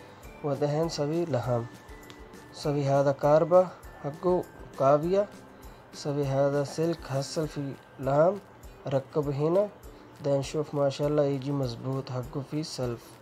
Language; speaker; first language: Arabic; non-native, learner; Urdu